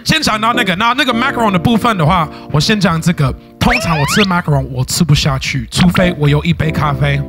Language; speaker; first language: Chinese; non-native, fluent; English